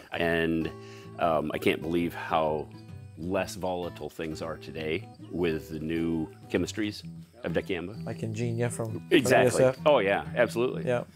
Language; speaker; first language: English; native; English